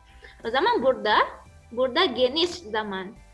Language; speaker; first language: Turkish; non-native, fluent; Indonesian